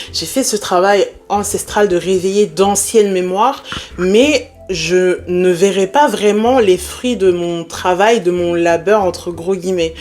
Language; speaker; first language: French; early bilingual, other home language; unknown